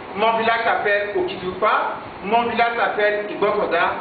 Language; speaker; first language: French; non-native, fluent; Yoruba